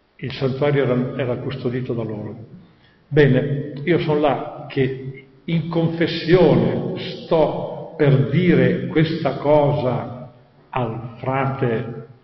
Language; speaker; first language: Italian; native; Italian